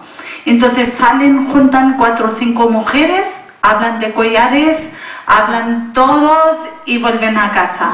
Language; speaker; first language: Spanish; non-native, learner; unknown